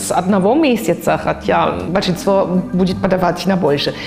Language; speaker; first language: Russian; non-native, fluent; German